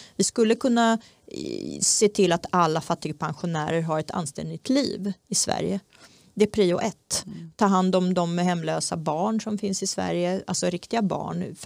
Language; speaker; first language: Swedish; early bilingual, other home language; Czech